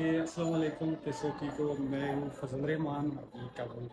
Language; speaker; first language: Hindi; non-native, fluent; Pashto